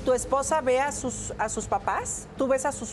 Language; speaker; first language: Spanish; native; Spanish